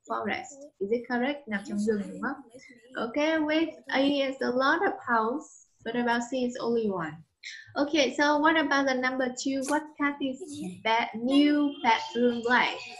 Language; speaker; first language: English; non-native, learner; Vietnamese